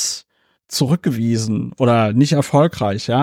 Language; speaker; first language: German; native; German